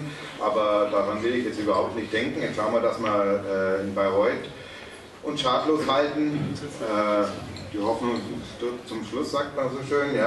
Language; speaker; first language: German; native; German